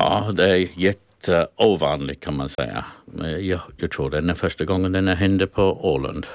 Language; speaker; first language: Swedish; non-native, fluent; English